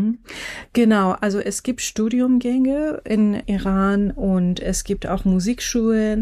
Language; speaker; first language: German; non-native, fluent; Persian